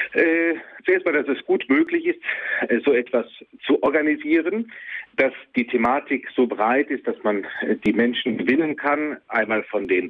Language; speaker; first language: German; native; German